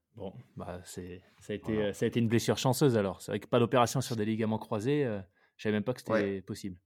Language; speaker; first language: French; native; French